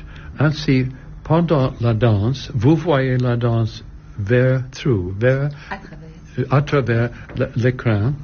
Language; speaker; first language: French; non-native, learner; English